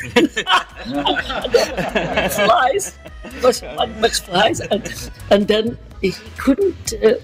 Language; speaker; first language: English; non-native, learner; Norwegian